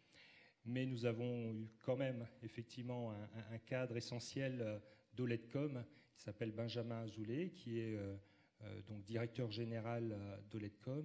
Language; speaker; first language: French; native; French